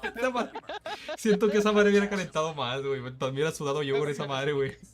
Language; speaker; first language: Spanish; early bilingual, heritage; Spanish